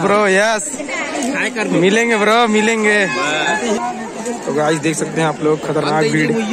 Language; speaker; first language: Hindi; native; Hindi